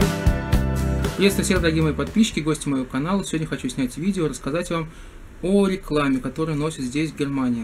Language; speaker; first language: Russian; native; Russian